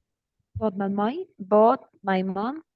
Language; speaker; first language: English; non-native, learner; Spanish